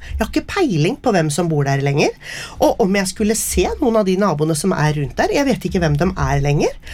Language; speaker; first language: Norwegian; native; Norwegian